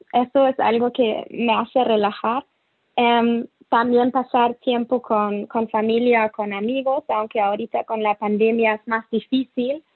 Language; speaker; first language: Spanish; non-native, fluent; German